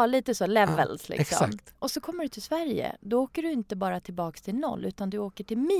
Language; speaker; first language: Swedish; non-native, fluent; Persian